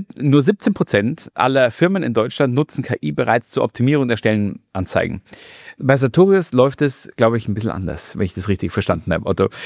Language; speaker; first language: German; native; German